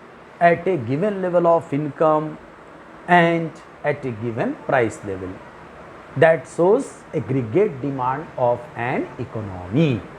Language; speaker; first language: English; non-native, local second language; Hindi